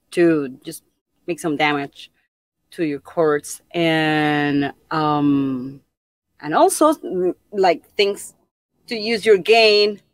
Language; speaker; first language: English; non-native, fluent; Spanish